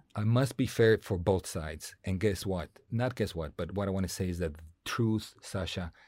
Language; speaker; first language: English; non-native, fluent; Spanish